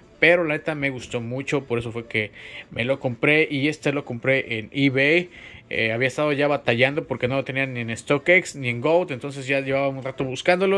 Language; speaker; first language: Spanish; native; Spanish